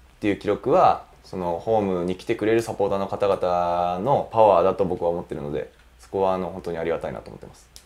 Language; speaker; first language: Japanese; native; Japanese